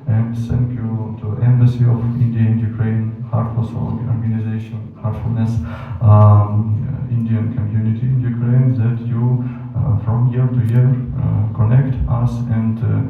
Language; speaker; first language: English; non-native, learner; Ukrainian